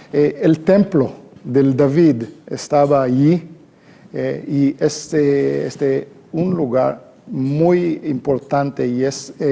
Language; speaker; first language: Spanish; non-native, fluent; Hebrew